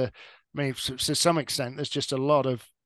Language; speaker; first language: English; native; English